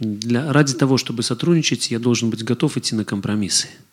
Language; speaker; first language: Russian; native; Russian